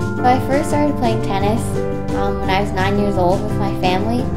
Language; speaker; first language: English; native; English